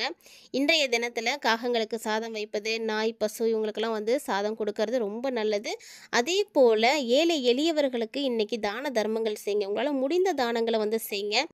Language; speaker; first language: Tamil; native; Tamil